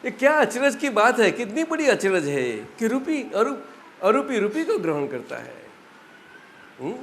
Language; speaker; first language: Hindi; non-native, local second language; Gujarati